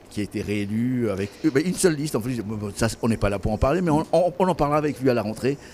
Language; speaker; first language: French; native; French